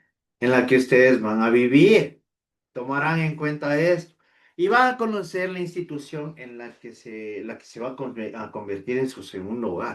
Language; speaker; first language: Spanish; native; Spanish